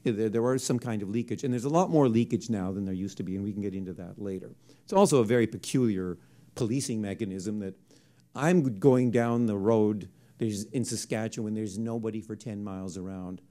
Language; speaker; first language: English; native; English